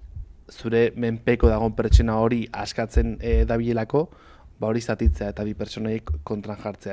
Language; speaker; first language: Basque; native; Basque